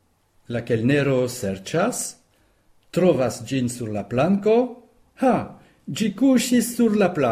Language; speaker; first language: French; native; French